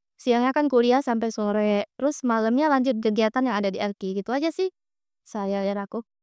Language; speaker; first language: Indonesian; native; Indonesian